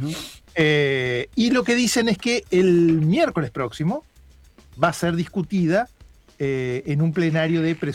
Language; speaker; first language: Spanish; native; Spanish